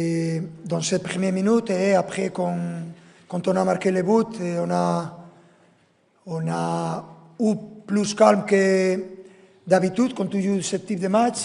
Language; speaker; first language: French; non-native, fluent; Spanish